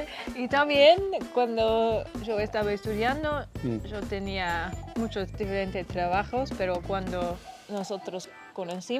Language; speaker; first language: Spanish; non-native, learner; English